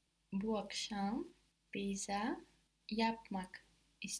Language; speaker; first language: Turkish; non-native, learner; English